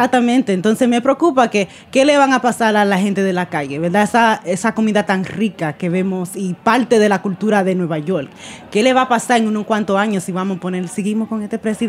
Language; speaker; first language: Spanish; early bilingual, heritage; Spanish